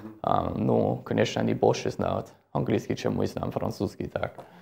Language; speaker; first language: Russian; non-native, fluent; English